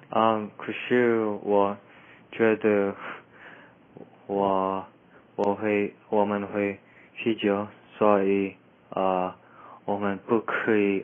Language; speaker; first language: Chinese; non-native, learner; English